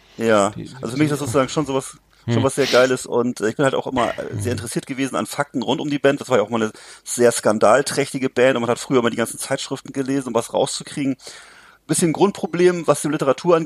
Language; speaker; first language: German; native; German